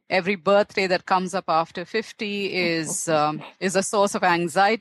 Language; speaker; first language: English; non-native, local second language; Tamil